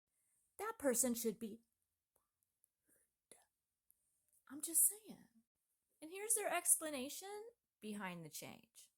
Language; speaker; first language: English; native; English